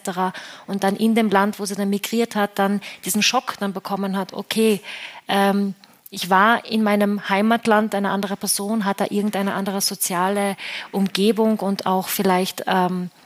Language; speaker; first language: German; native; German